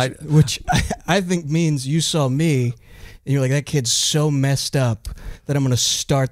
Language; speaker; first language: English; native; English